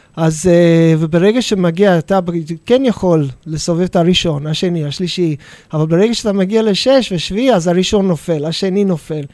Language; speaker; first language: Hebrew; non-native, fluent; English